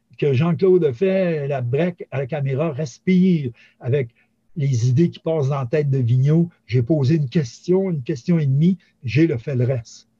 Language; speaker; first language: French; native; French